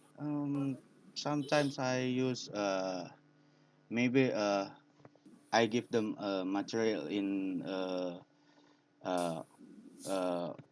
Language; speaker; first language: English; non-native, learner; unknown